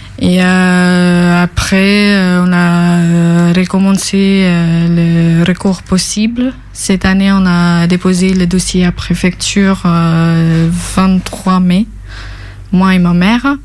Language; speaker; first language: French; non-native, fluent; Albanian